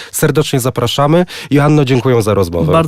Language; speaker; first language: Polish; native; Polish